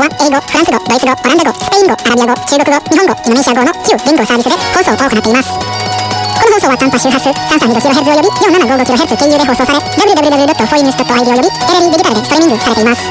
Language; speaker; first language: Japanese; non-native, fluent; Indonesian